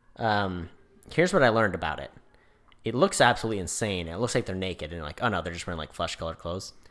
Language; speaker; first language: English; native; English